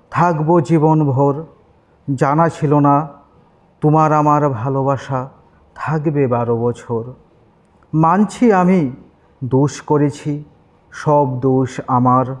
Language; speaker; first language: Bangla; native; Bangla